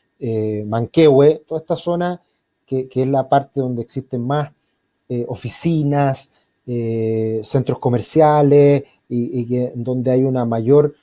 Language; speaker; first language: Spanish; native; Spanish